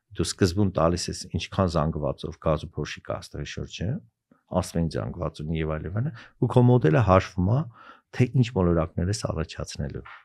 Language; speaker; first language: Armenian; native; Armenian